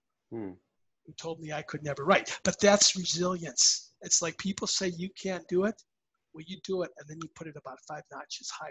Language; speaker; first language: English; native; English